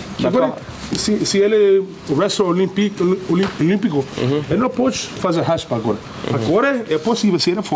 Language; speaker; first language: Portuguese; non-native, learner; English